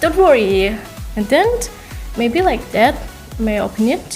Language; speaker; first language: English; non-native, learner; Indonesian